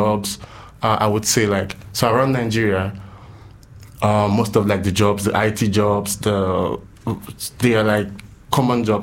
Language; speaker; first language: English; non-native, local second language; Igbo